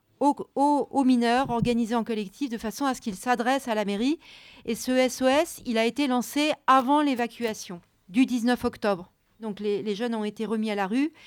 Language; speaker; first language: French; native; French